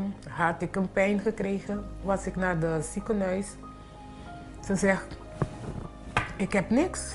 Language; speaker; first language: Dutch; non-native, fluent; Papiamento